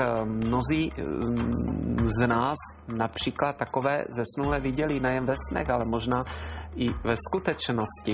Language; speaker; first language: Czech; native; Czech